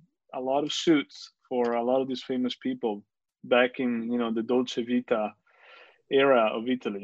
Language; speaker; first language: English; non-native, fluent; Italian